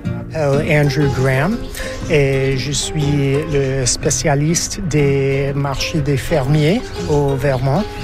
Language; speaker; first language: French; non-native, learner; English